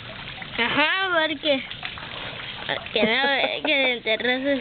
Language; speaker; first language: Spanish; native; Spanish